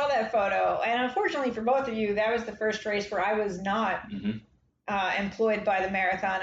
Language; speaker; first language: English; native; English